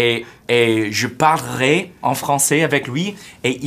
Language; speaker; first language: French; non-native, fluent; English